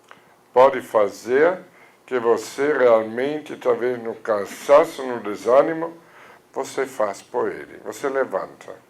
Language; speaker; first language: Portuguese; non-native, fluent; German